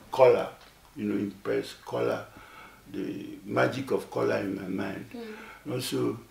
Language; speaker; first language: English; non-native, local second language; Ewe